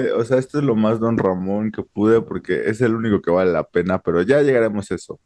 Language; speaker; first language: Spanish; native; Spanish